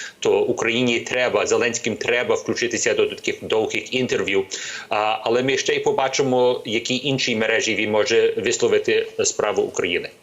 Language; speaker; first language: Ukrainian; early bilingual, heritage; Ukrainian